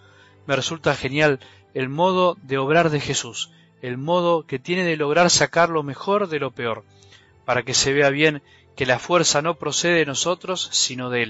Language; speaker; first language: Spanish; native; Spanish